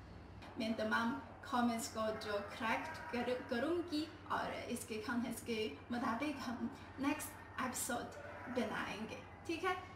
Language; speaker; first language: Hindi; non-native, learner; Chinese